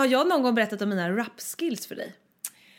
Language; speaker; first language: Swedish; native; Swedish